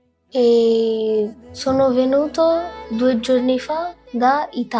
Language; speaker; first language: Italian; early bilingual, other home language; Bangla